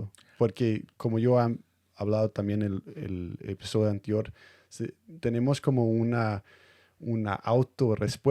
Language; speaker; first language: Spanish; non-native, fluent; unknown